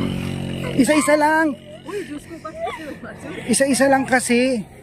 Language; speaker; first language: Filipino; native; Filipino